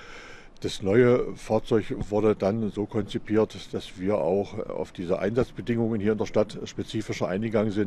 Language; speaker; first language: German; native; German